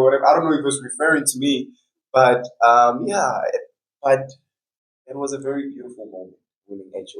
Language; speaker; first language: English; non-native, local second language; Tswana